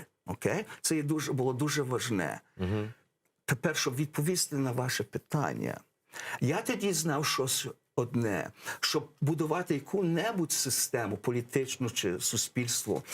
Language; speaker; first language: Ukrainian; early bilingual, heritage; English